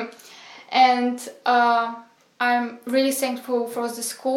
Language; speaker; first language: English; non-native, fluent; Ukrainian